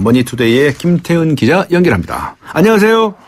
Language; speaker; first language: Korean; native; Korean